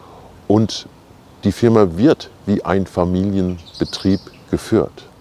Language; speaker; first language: German; non-native, fluent; English